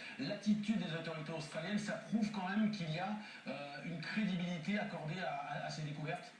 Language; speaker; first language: French; native; French